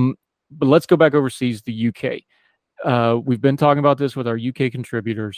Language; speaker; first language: English; native; English